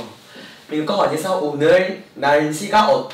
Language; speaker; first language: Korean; non-native, fluent; Vietnamese